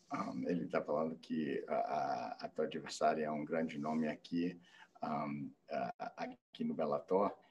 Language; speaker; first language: Portuguese; non-native, fluent; English